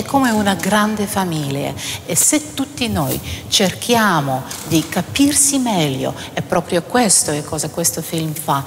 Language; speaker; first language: Italian; non-native, fluent; Russian